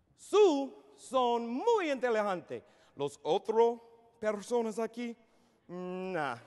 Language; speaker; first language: Spanish; non-native, learner; English